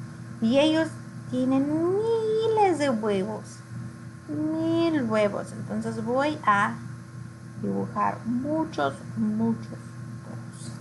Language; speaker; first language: Spanish; early bilingual, heritage; Spanish